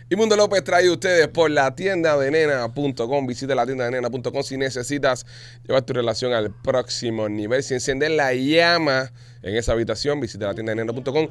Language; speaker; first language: Spanish; native; Spanish